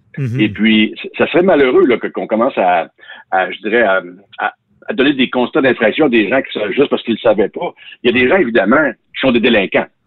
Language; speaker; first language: French; native; French